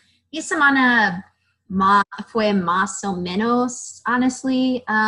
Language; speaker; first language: Spanish; non-native, learner; English